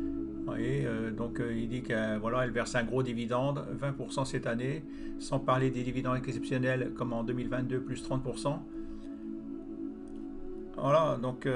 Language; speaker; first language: French; native; French